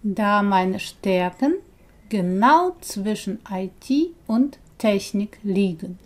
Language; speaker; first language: German; non-native, fluent; Persian